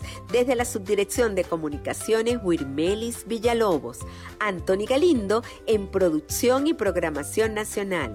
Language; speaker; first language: Spanish; native; Spanish